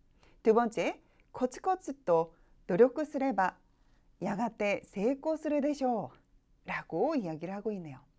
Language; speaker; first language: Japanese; non-native, fluent; Korean